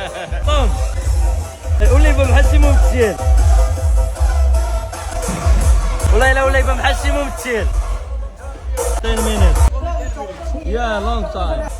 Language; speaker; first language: Arabic; native; Arabic